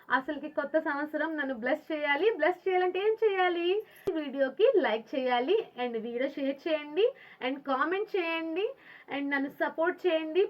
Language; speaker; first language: Telugu; non-native, local second language; Urdu